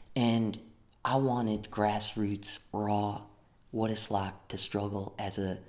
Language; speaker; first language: English; native; English